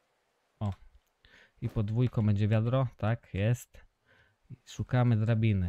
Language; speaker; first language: Polish; native; Polish